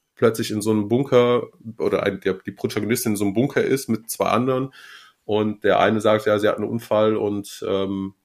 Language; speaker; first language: German; native; German